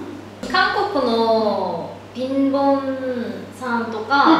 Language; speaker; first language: Japanese; non-native, learner; Korean